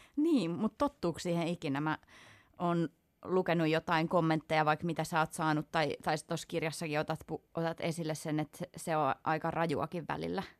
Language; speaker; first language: Finnish; native; Finnish